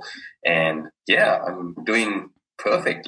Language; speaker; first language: English; non-native, local second language; Sinhala